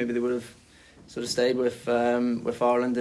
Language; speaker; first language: English; native; English